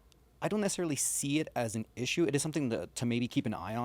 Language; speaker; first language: English; native; English